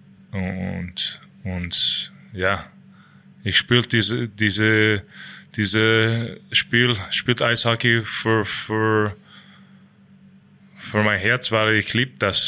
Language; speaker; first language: German; non-native, learner; English